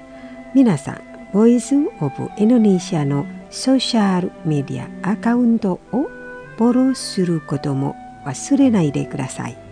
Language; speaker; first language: Japanese; non-native, fluent; Indonesian